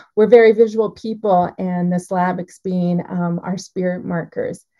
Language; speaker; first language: English; native; English